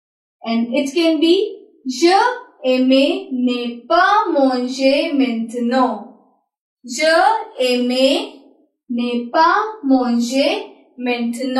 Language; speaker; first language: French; non-native, learner; Hindi